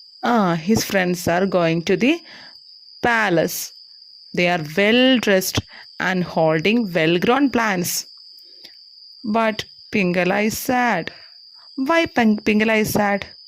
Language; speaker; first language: English; non-native, local second language; Malayalam